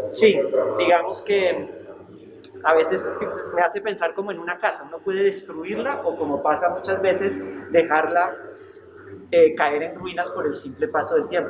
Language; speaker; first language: Spanish; native; Spanish